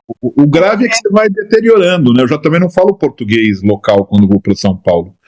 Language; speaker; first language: Portuguese; native; Portuguese